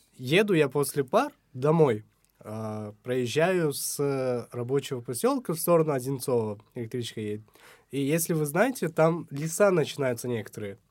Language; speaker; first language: Russian; non-native, local second language; Uzbek